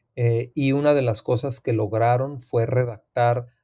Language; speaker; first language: Spanish; native; Spanish